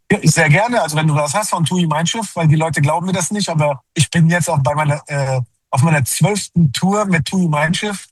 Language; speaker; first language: German; native; German